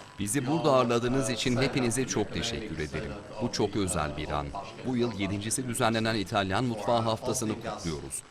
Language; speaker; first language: Turkish; native; Turkish